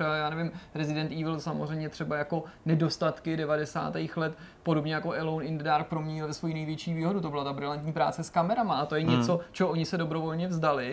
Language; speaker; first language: Czech; native; Czech